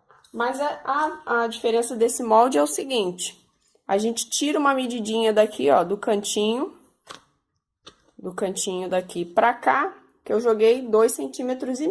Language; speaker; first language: Portuguese; native; Portuguese